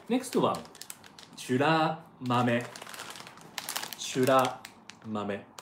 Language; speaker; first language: English; non-native, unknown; Japanese